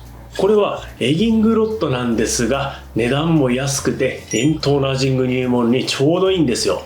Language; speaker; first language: Japanese; native; Japanese